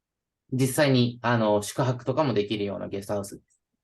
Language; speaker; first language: Japanese; native; Japanese